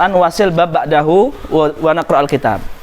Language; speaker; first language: Arabic; non-native, fluent; Indonesian